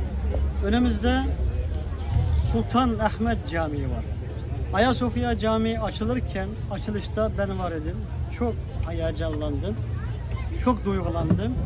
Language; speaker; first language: Turkish; non-native, fluent; Uyghur